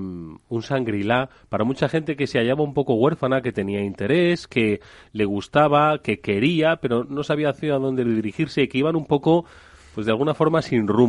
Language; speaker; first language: Spanish; native; Spanish